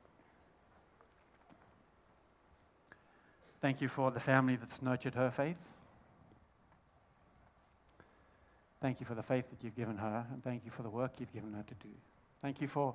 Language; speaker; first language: English; native; English